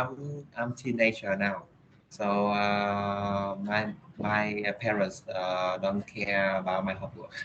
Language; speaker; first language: English; non-native, learner; Vietnamese